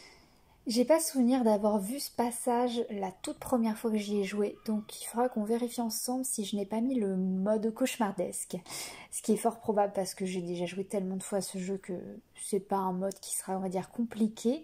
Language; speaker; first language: French; native; French